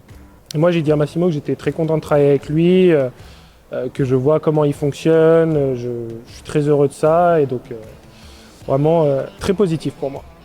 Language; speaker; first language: French; native; French